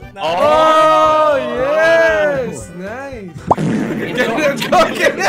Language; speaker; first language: Spanish; native; Spanish